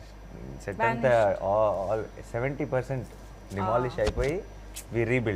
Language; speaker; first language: Telugu; native; Telugu